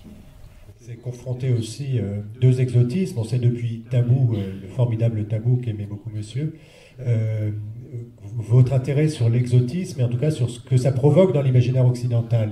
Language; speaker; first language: French; native; French